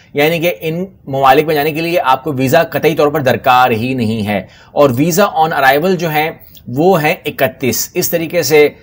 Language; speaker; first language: Urdu; non-native, local second language; Punjabi